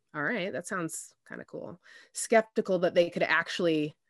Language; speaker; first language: English; native; English